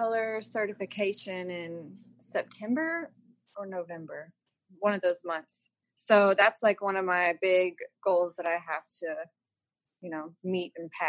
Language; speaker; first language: English; native; English